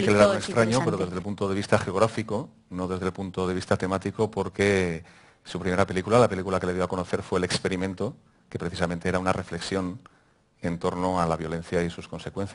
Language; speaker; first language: Spanish; native; Spanish